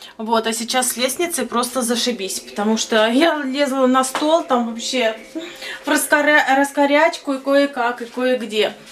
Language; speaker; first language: Russian; native; Russian